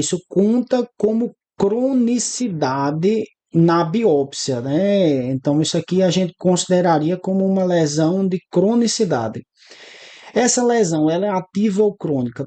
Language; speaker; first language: Portuguese; native; Portuguese